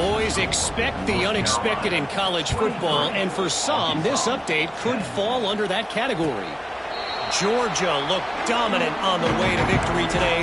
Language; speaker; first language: English; native; English